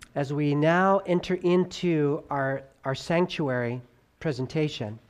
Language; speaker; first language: English; native; English